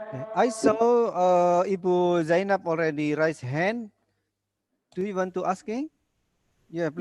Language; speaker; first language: English; non-native, learner; Indonesian